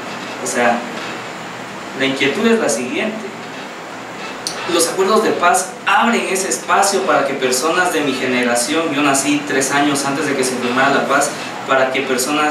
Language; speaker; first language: Spanish; native; Spanish